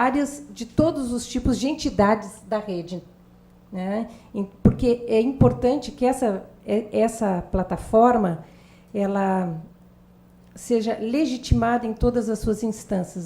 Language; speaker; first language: Portuguese; native; Portuguese